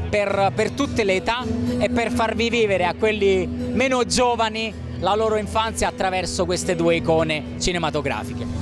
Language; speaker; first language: Italian; native; Italian